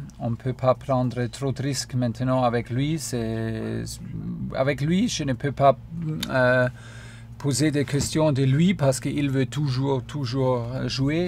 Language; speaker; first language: French; non-native, fluent; German